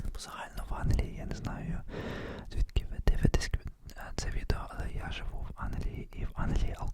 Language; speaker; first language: Ukrainian; early bilingual, heritage; Ukrainian